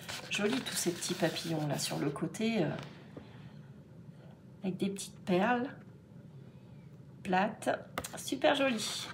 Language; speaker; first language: French; native; French